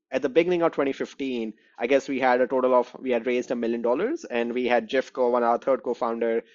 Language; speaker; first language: English; non-native, local second language; Hindi